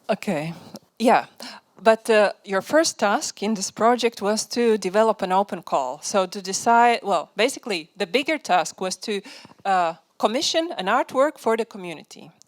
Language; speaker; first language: English; non-native, fluent; Latvian